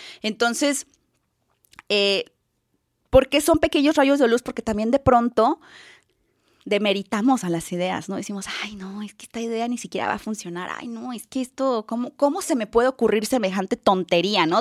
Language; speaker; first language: Spanish; native; Spanish